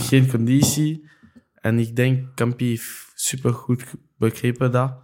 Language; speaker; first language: Dutch; non-native, local second language; French